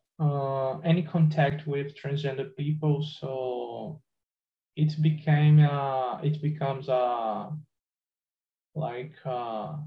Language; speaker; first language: English; non-native, learner; Portuguese